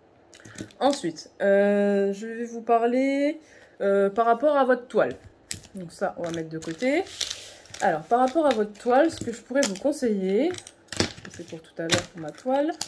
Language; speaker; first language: French; native; French